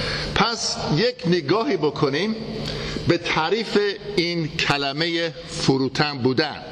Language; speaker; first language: Persian; non-native, fluent; English